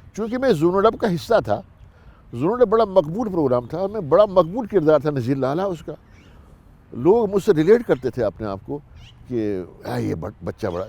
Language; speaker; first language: Urdu; non-native, local second language; Kashmiri